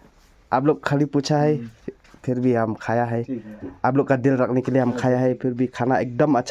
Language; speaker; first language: Hindi; non-native, local second language; Khasi